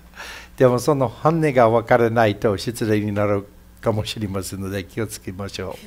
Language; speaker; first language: Japanese; non-native, fluent; English